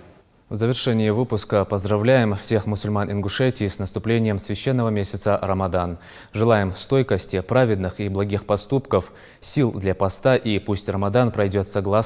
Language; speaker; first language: Russian; native; Russian